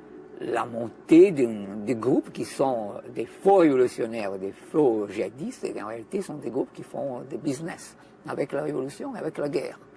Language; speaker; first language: French; non-native, fluent; Italian